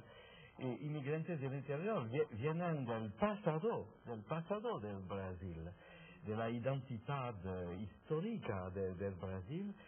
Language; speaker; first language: Spanish; non-native, fluent; French